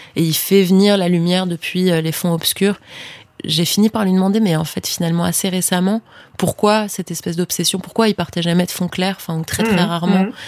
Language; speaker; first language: French; native; French